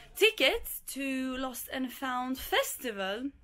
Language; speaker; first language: English; non-native, fluent; Swedish